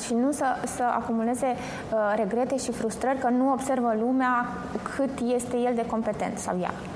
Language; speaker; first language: Romanian; native; Romanian